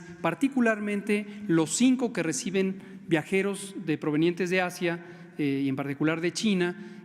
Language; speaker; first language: Spanish; native; Spanish